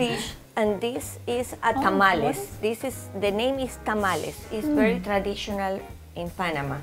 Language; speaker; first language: English; non-native, learner; Spanish